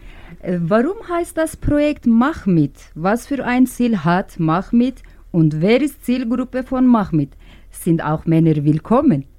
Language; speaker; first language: German; non-native, learner; Turkish